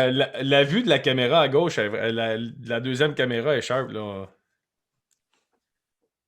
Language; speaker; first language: French; native; French